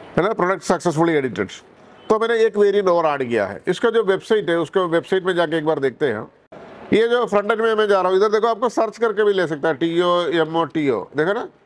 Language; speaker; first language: Hindi; non-native, local second language; Malayalam